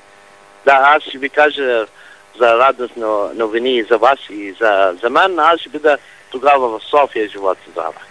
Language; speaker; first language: Bulgarian; non-native, fluent; Arabic